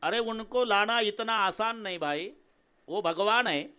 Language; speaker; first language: Hindi; non-native, local second language; Marathi